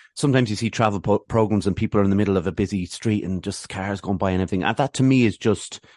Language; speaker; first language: English; native; English